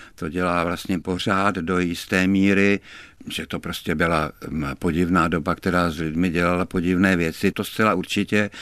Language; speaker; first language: Czech; native; Czech